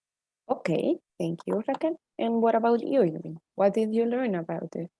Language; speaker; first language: English; non-native, fluent; Spanish